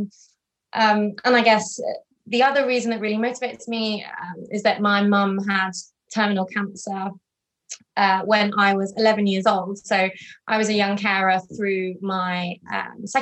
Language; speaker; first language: English; native; English